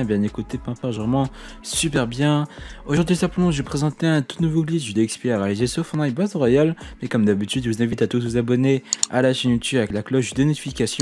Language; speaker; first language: French; native; French